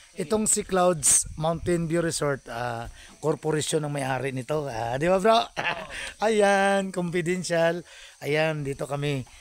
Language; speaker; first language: Filipino; non-native, local second language; Hiligaynon